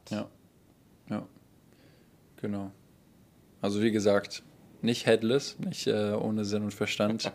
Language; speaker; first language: German; native; German